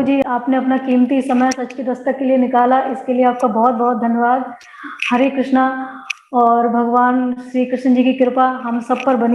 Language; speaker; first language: Hindi; native; Hindi